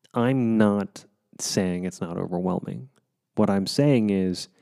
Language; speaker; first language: English; native; English